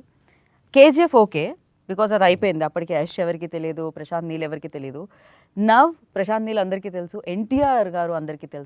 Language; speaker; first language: Telugu; native; Telugu